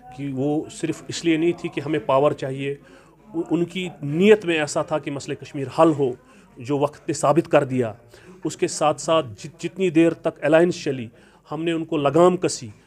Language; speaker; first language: Urdu; non-native, local second language; Kashmiri